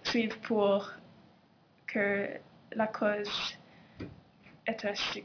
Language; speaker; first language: French; non-native, local second language; English